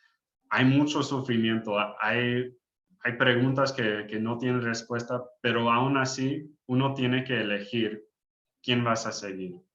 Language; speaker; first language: Spanish; early bilingual, heritage; English